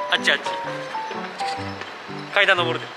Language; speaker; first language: Japanese; native; Japanese